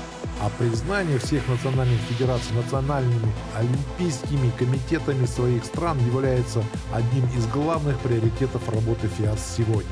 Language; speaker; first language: Russian; native; Russian